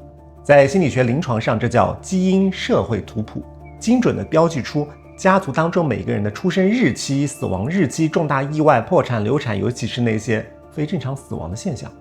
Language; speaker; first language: Chinese; native; Chinese